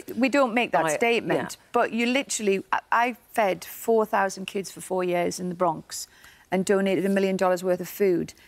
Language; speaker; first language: English; native; English